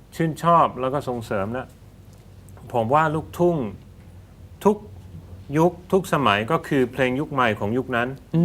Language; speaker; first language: Thai; non-native, fluent; Swedish